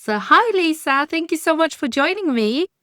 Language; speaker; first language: English; native; English